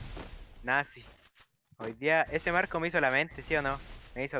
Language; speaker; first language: Spanish; native; Spanish